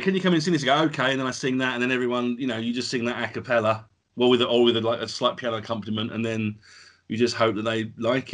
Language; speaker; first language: English; native; English